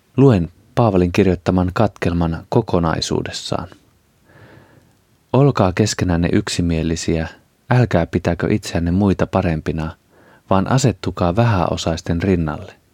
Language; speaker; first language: Finnish; native; Finnish